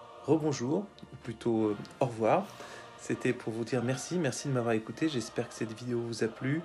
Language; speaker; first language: French; native; French